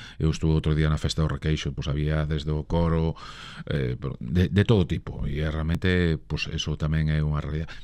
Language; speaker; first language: Galician; native; Galician